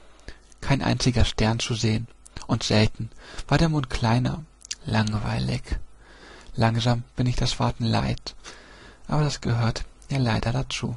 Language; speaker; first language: German; native; German